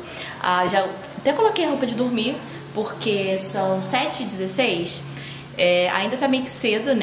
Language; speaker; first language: Portuguese; native; Portuguese